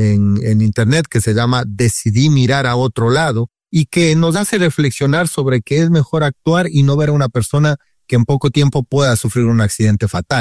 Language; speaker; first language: Spanish; native; Spanish